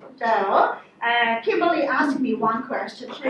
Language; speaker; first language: English; non-native, local second language; Filipino